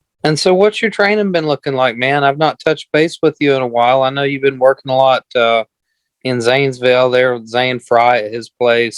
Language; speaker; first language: English; native; English